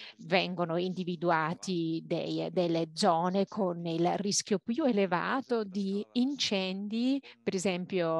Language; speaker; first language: Italian; native; Italian